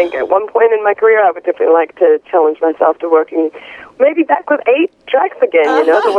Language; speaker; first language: English; native; English